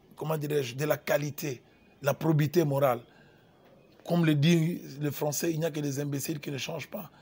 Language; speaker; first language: French; non-native, local second language; Lingala